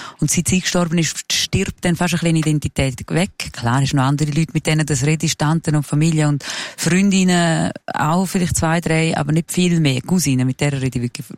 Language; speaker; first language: German; non-native, local second language; Romansh